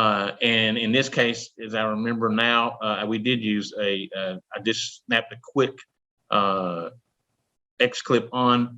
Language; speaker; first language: English; native; English